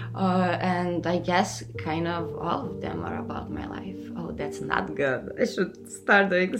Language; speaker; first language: English; non-native, fluent; Serbian